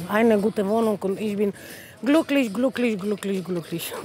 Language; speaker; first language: German; non-native, learner; Polish